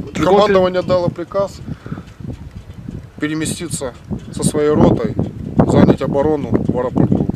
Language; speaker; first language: Russian; native; Russian